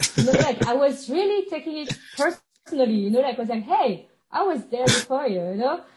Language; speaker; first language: English; non-native, fluent; French